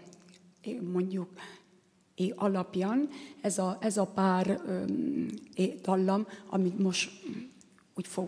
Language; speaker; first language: Hungarian; non-native, learner; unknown